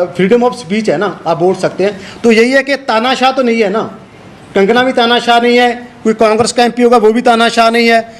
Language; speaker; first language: Hindi; non-native, local second language; Punjabi